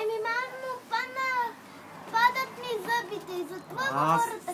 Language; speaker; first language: Bulgarian; early bilingual, heritage; Bulgarian